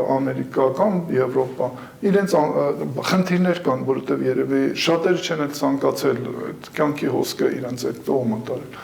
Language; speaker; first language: Armenian; early bilingual, heritage; Armenian